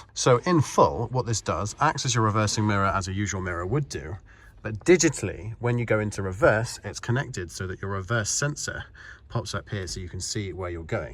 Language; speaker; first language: English; native; English